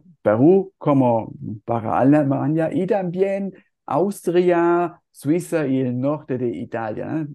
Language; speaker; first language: Spanish; non-native, fluent; German